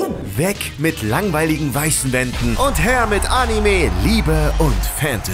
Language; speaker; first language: German; native; German